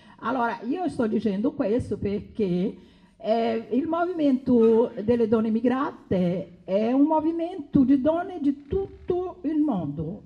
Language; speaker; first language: Italian; non-native, fluent; Spanish